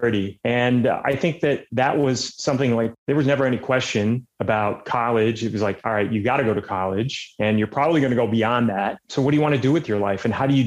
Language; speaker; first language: English; native; English